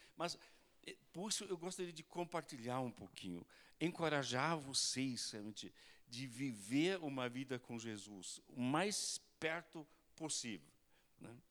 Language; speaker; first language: Portuguese; non-native, fluent; German